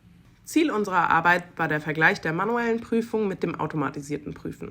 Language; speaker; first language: German; native; German